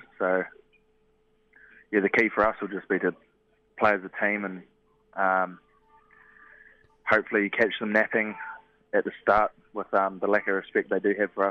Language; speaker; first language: English; native; English